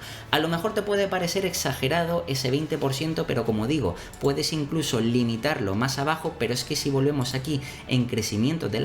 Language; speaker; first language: Spanish; native; Spanish